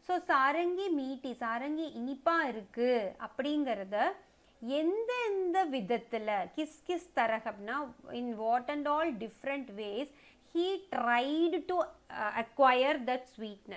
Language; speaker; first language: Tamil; native; Tamil